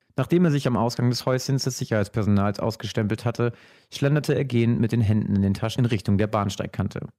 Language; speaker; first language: German; native; German